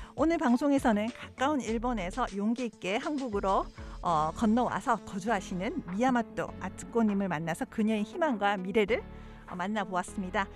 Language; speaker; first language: Korean; native; Korean